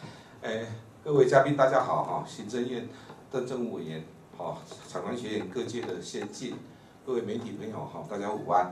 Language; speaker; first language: Chinese; native; Chinese